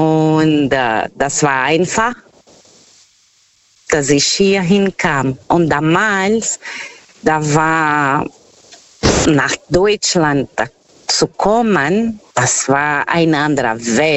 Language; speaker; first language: German; non-native, learner; Portuguese